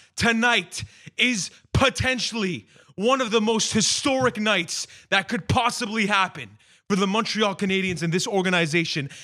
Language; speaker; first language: English; native; English